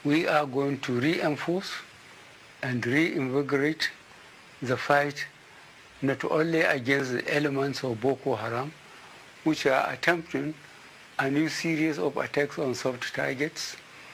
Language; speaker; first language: English; non-native, local second language; Hausa